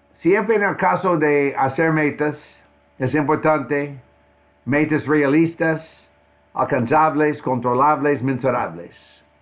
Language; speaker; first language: Spanish; non-native, fluent; English